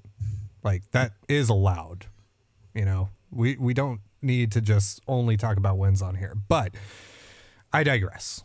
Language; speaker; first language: English; native; English